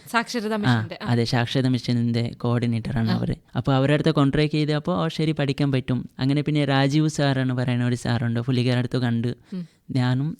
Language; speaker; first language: Malayalam; non-native, fluent; Assamese